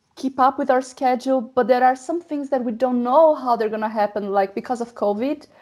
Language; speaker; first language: English; non-native, fluent; Portuguese